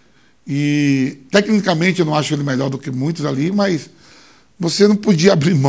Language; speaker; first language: Portuguese; native; Portuguese